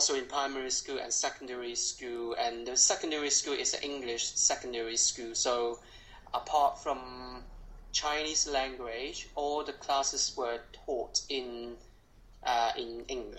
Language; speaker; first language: English; non-native, local second language; Cantonese